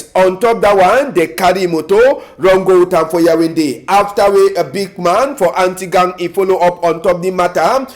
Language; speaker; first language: Nigerian Pidgin; native; Nigerian Pidgin